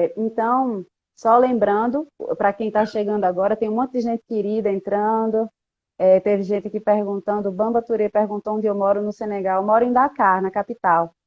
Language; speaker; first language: Portuguese; native; Portuguese